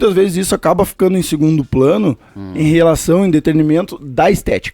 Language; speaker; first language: Portuguese; native; Portuguese